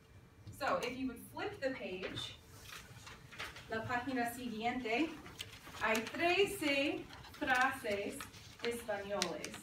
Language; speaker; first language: Spanish; non-native, fluent; English